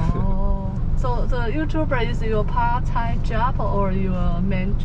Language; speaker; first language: English; non-native, learner; Chinese